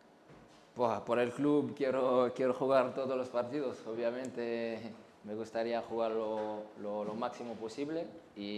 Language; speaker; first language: Spanish; non-native, fluent; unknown